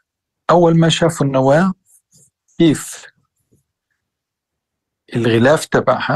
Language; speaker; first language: Arabic; native; Arabic